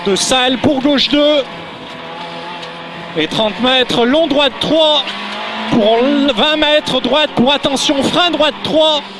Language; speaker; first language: French; native; French